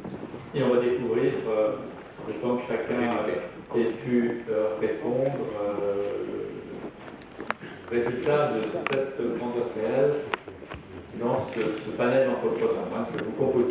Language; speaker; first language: French; native; French